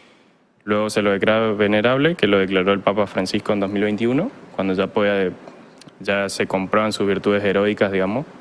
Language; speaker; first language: Spanish; native; Spanish